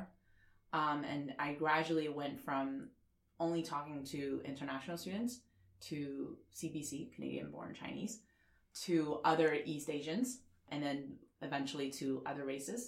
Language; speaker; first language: English; non-native, fluent; Chinese